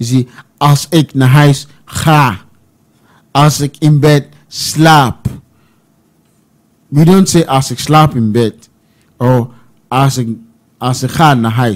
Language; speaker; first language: Dutch; non-native, fluent; Akan